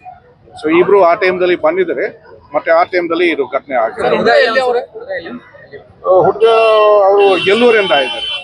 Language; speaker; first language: Kannada; non-native, fluent; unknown